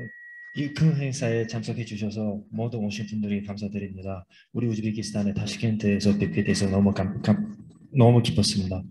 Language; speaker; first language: Korean; non-native, fluent; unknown